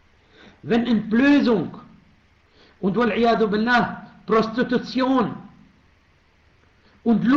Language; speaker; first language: German; non-native, fluent; Arabic